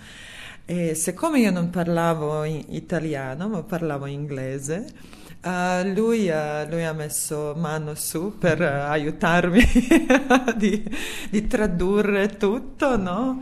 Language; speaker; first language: Italian; non-native, fluent; Serbian